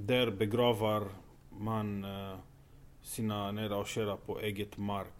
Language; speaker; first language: Swedish; non-native, fluent; Romanian